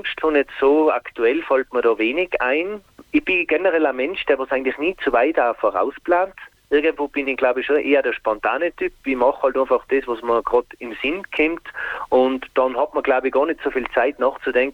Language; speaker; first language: German; native; German